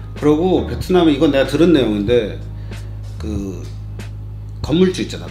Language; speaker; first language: Korean; native; Korean